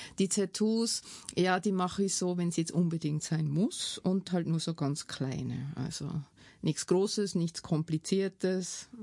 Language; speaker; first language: German; native; German